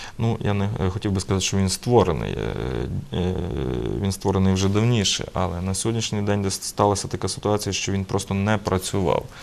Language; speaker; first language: Ukrainian; native; Ukrainian